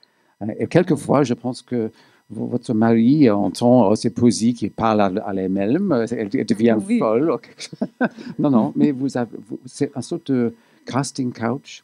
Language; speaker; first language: French; non-native, fluent; English